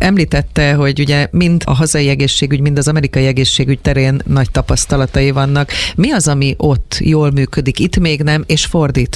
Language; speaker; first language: Hungarian; native; Hungarian